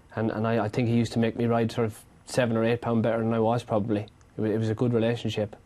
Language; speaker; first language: English; native; English